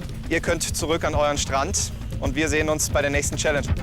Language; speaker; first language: German; native; German